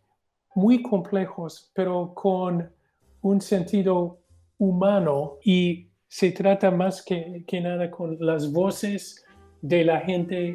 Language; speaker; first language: Spanish; non-native, fluent; English